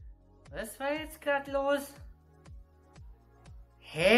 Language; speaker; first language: German; native; German